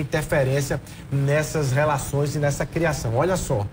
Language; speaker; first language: Portuguese; native; Portuguese